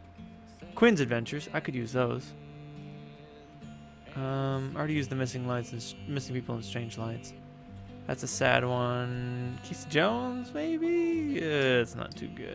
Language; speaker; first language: English; native; English